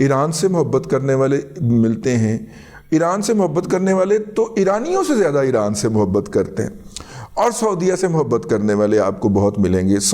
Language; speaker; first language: Urdu; native; Urdu